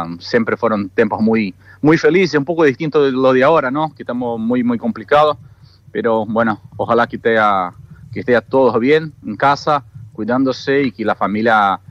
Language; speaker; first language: Spanish; non-native, fluent; Portuguese